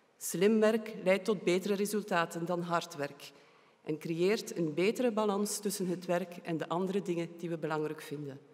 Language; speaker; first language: Dutch; native; Dutch